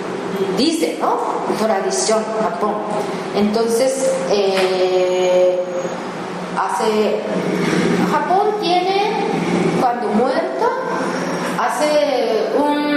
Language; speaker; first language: Spanish; non-native, learner; Japanese